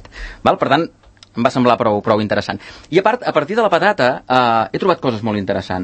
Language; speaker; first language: Catalan; native; Catalan